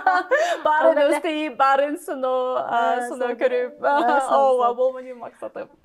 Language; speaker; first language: Kyrgyz; non-native, learner; English